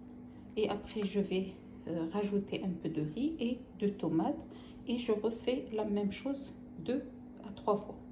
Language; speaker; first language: French; non-native, local second language; Arabic